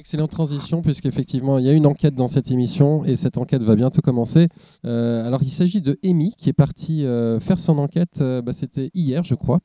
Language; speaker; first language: French; native; French